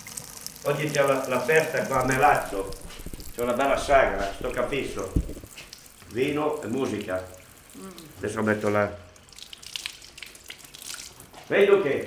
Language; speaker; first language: Italian; non-native, learner; Spanish